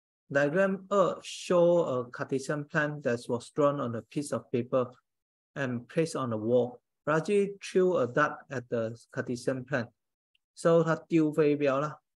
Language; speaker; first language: English; non-native, local second language; Chinese